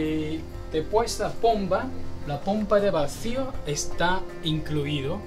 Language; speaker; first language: Spanish; non-native, learner; Chinese